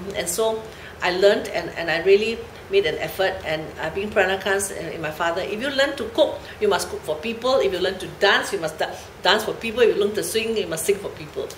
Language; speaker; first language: English; native; English